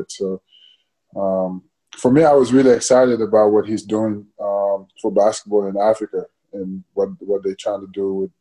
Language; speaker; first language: English; non-native, fluent; Wolof